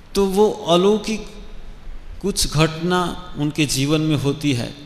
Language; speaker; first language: Hindi; non-native, local second language; Bangla